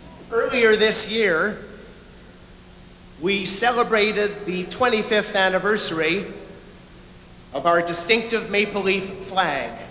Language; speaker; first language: English; native; English